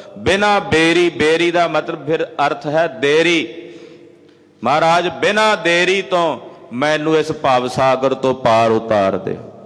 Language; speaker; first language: Punjabi; native; Punjabi